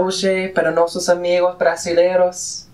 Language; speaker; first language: Portuguese; non-native, fluent; Spanish